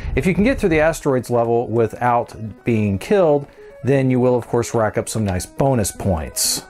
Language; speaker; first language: English; native; English